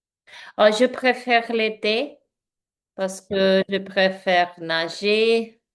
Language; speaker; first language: French; non-native, learner; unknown